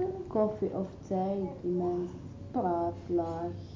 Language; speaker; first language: Dutch; non-native, learner; Arabic